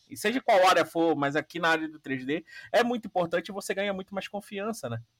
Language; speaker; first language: Portuguese; native; Portuguese